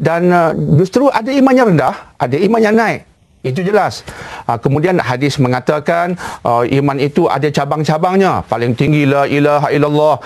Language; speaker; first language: Malay; native; Malay